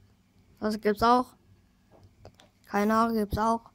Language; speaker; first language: German; early bilingual, other home language; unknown